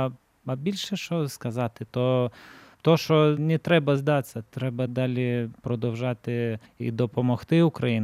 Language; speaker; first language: Ukrainian; non-native, learner; Lithuanian